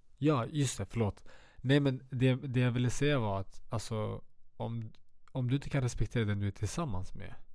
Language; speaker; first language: Swedish; native; Swedish